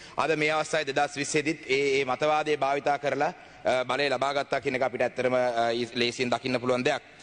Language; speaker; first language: Sinhala; non-native, local second language; Tamil